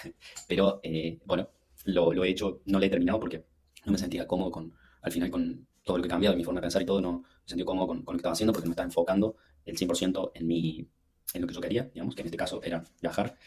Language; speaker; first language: Spanish; native; Spanish